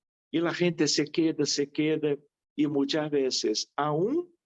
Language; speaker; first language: Spanish; non-native, fluent; Portuguese